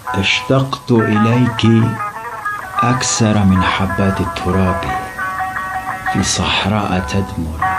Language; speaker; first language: Arabic; non-native, local second language; Kurdish